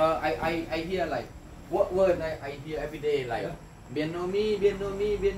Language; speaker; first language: English; non-native, learner; Thai